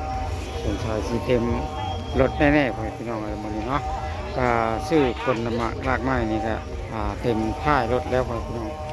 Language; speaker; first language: Thai; non-native, local second language; Lao